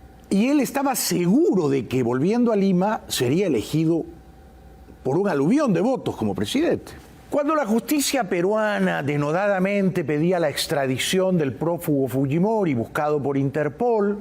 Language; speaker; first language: Spanish; native; Spanish